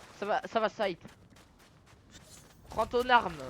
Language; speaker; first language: French; native; French